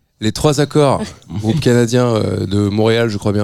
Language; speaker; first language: French; native; French